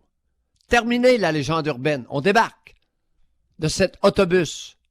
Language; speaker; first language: French; native; French